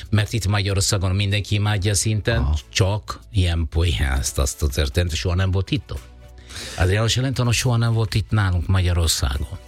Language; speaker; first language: Hungarian; non-native, fluent; Italian